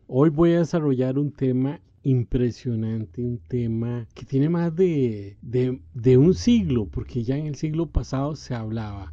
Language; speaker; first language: Spanish; native; Spanish